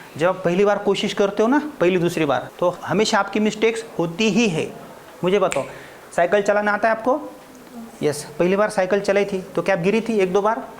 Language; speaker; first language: Hindi; non-native, local second language; Marathi